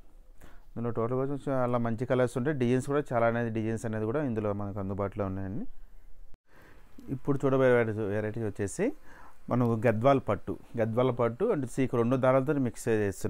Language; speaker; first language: Telugu; native; Telugu